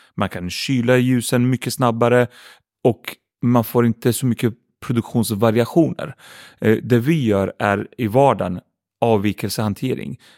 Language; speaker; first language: Swedish; early bilingual, other home language; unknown